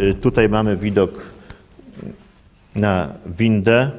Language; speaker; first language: Polish; native; Polish